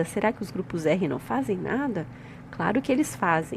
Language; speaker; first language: Portuguese; native; Portuguese